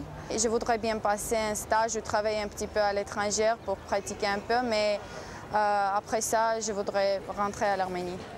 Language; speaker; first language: French; non-native, fluent; Armenian